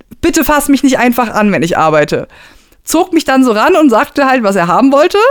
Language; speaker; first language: German; native; German